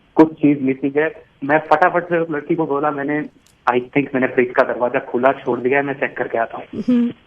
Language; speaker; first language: Hindi; native; Hindi